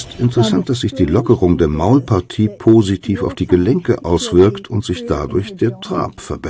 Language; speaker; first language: German; native; German